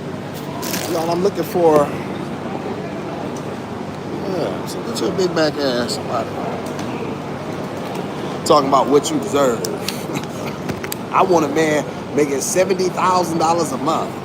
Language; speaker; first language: English; native; English